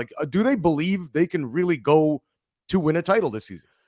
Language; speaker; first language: English; native; English